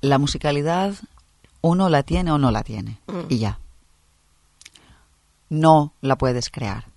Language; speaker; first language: Spanish; non-native, fluent; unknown